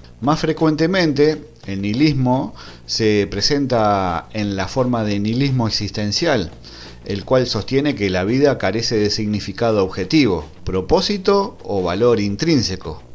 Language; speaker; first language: Spanish; native; Spanish